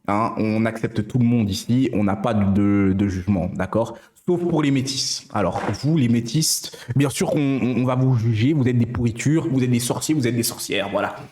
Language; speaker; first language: French; native; French